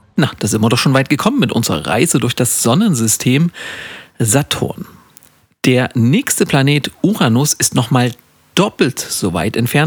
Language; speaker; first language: German; native; German